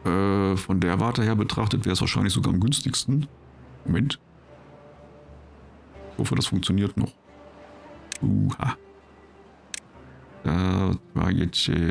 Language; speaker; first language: German; native; German